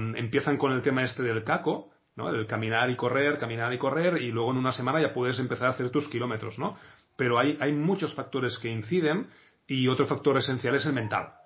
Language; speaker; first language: Spanish; non-native, local second language; Catalan